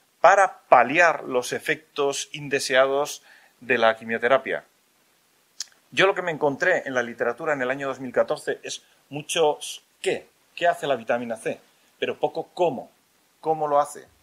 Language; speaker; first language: Spanish; native; Spanish